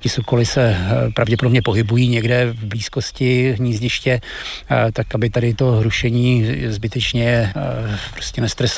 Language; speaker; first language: Czech; native; Czech